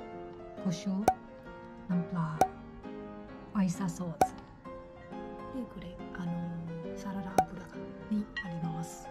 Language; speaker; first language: Japanese; non-native, learner; Lao